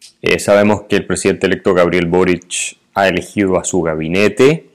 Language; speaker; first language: Spanish; native; Spanish